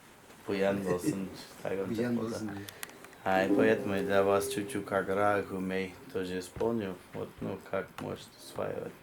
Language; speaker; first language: Russian; non-native, fluent; English